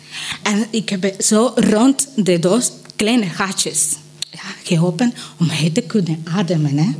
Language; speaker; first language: Dutch; non-native, learner; Spanish